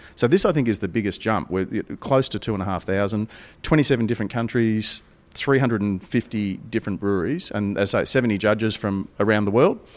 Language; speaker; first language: English; native; English